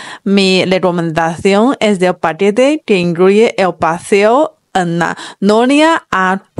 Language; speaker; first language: Spanish; non-native, fluent; Chinese